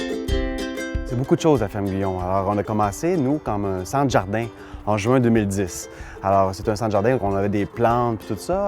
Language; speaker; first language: French; native; French